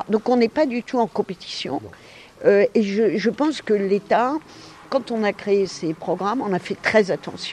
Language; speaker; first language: French; native; French